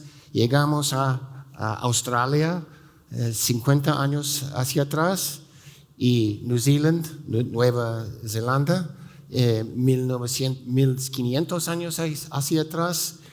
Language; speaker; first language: Spanish; non-native, fluent; English